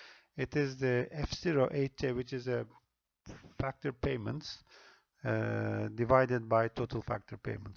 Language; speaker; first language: English; non-native, fluent; Turkish